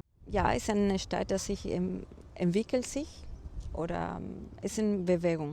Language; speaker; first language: German; non-native, fluent; Spanish